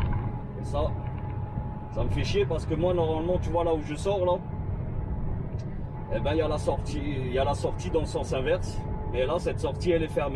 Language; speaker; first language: French; native; French